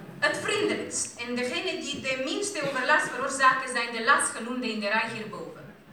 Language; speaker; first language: Dutch; non-native, fluent; Romanian